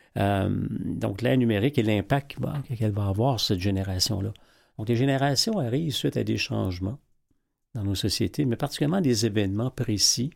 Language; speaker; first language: French; native; French